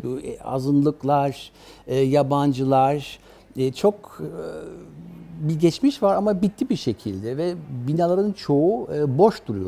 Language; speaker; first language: Turkish; early bilingual, other home language; German